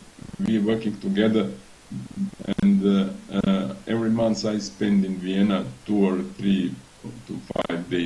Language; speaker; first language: English; non-native, learner; Serbian